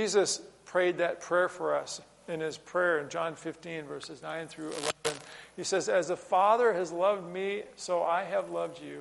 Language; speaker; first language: English; native; English